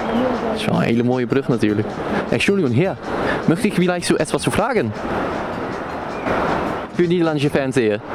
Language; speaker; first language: German; non-native, learner; Dutch